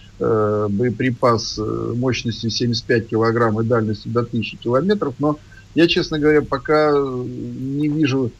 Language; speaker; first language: Russian; native; Russian